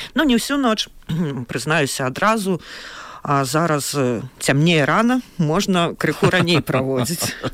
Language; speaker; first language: Belarusian; native; Belarusian